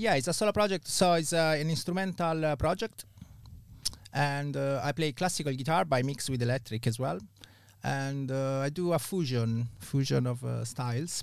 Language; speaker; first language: English; non-native, fluent; Italian